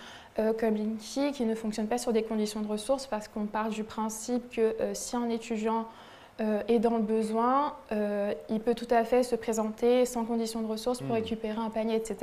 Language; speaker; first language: French; native; French